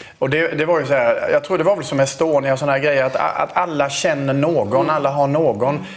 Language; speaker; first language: Swedish; native; Swedish